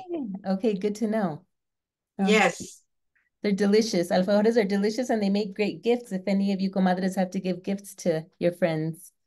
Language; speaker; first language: English; native; English